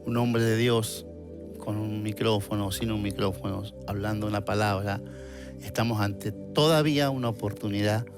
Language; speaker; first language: Spanish; native; Spanish